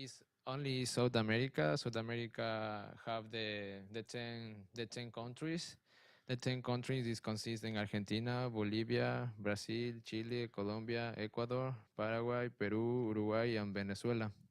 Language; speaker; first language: English; non-native, learner; Spanish